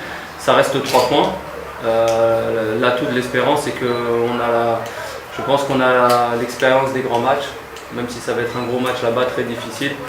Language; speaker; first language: French; native; French